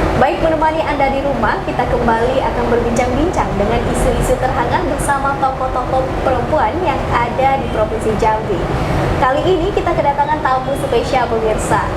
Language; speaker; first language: Indonesian; native; Indonesian